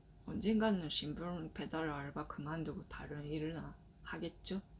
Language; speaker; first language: Korean; non-native, learner; Japanese